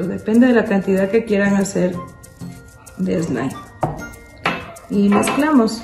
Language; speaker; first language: Spanish; native; Spanish